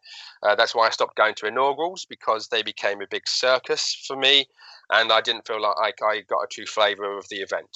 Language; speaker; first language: English; native; English